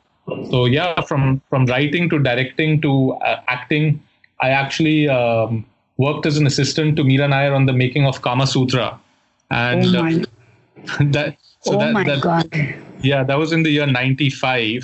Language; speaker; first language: English; non-native, local second language; Hindi